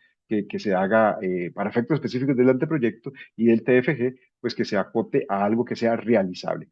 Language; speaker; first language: Spanish; native; Spanish